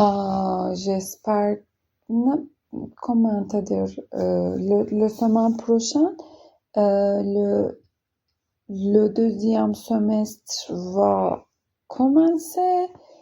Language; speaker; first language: French; non-native, learner; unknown